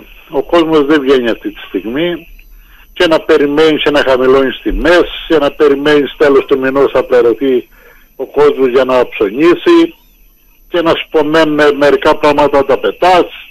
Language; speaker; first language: Greek; native; Greek